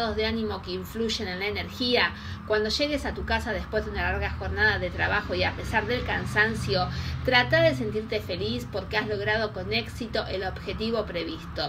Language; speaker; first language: Spanish; native; Spanish